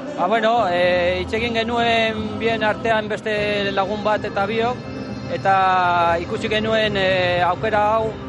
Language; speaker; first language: Basque; non-native, local second language; Spanish